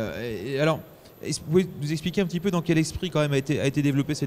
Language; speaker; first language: French; native; French